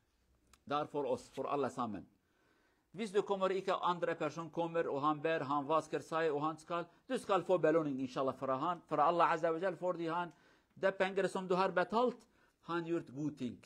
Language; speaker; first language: Norwegian; non-native, local second language; Kurdish